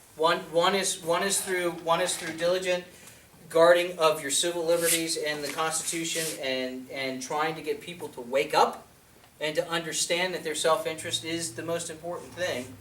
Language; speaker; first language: English; native; English